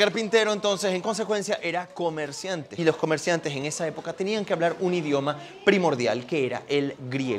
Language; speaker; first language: Spanish; native; Spanish